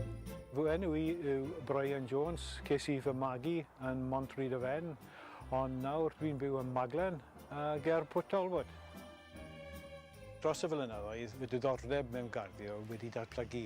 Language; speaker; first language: Welsh; non-native, local second language; English